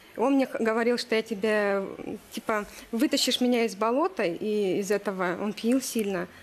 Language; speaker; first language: Russian; native; Russian